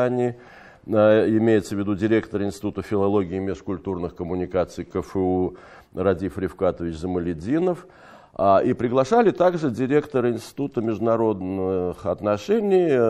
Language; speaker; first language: Russian; native; Russian